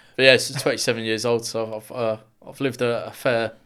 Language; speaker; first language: English; native; English